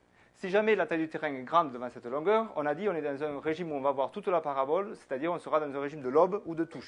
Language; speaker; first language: French; native; French